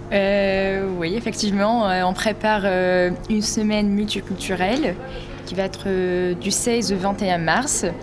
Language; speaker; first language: French; non-native, local second language; Arabic